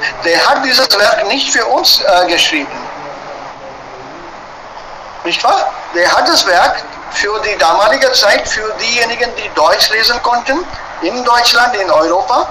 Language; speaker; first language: German; non-native, fluent; Hindi